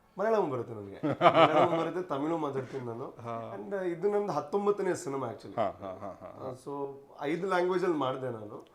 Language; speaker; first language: Kannada; non-native, local second language; Tulu